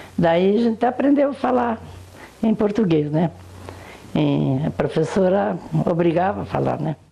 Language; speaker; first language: Portuguese; non-native, local second language; Polish